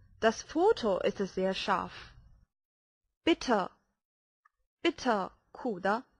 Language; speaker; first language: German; non-native, fluent; Chinese